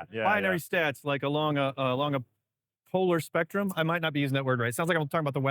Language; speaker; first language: English; native; English